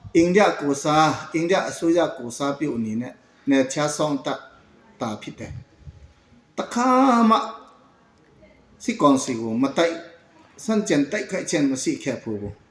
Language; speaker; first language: Burmese; non-native, local second language; Hakha Chin